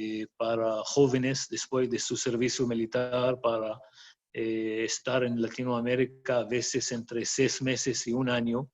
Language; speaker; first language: Spanish; non-native, fluent; Arabic